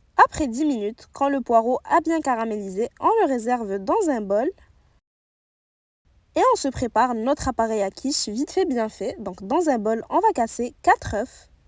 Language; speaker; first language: French; native; French